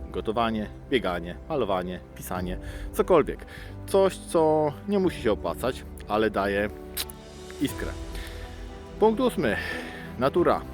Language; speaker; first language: Polish; native; Polish